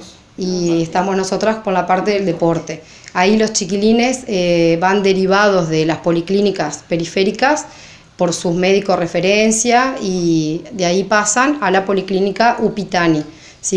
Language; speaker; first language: Spanish; native; Spanish